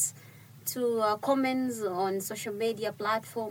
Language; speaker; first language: English; non-native, fluent; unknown